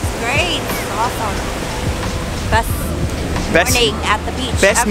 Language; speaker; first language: English; native; English